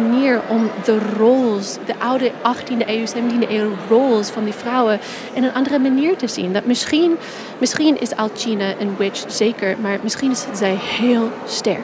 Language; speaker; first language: Dutch; non-native, fluent; English